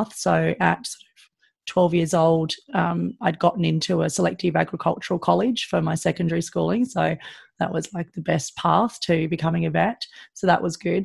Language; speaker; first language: English; native; English